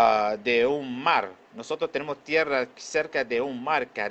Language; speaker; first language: Spanish; non-native, local second language; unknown